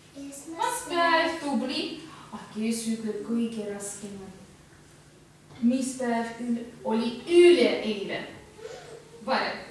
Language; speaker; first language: Estonian; non-native, local second language; Russian